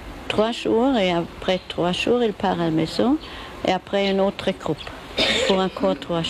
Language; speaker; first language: French; non-native, learner; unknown